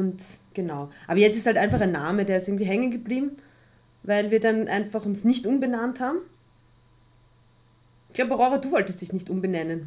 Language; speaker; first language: German; native; German